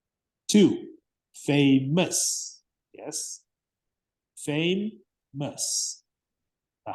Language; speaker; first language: English; non-native, fluent; Spanish